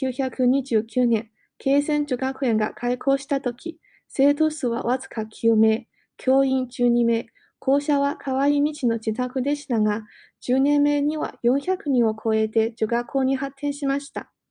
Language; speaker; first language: Japanese; non-native, learner; English